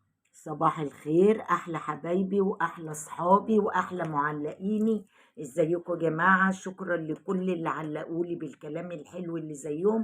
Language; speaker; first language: Arabic; native; Arabic